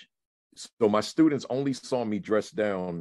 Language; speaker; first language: English; native; English